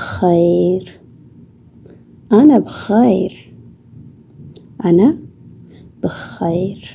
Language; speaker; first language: Arabic; non-native, learner; Amharic